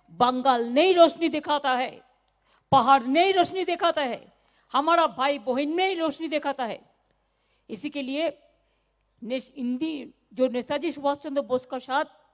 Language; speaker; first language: Hindi; non-native, local second language; Bangla